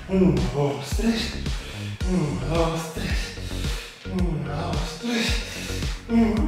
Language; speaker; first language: Spanish; native; Spanish